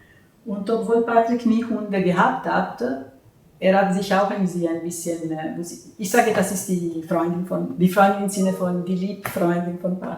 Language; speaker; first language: German; non-native, fluent; Italian